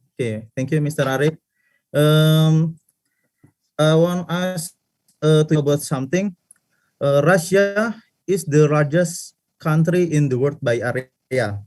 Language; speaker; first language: English; non-native, fluent; Indonesian